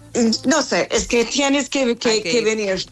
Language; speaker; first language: Spanish; non-native, fluent; English